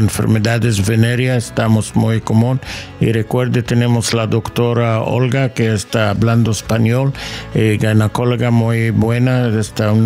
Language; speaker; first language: Spanish; non-native, learner; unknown